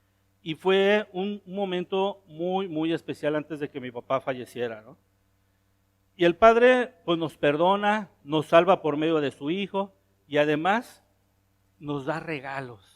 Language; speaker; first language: Spanish; native; Spanish